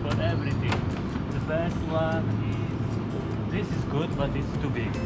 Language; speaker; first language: English; non-native, learner; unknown